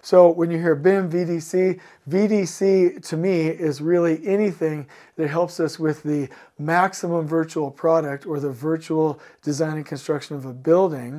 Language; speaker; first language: English; native; English